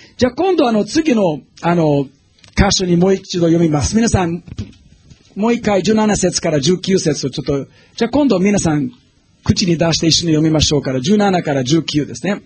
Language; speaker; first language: Japanese; non-native, fluent; English